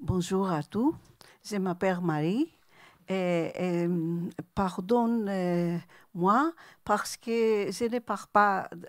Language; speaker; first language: French; non-native, learner; Greek